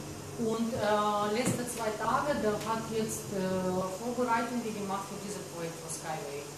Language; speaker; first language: German; non-native, learner; Russian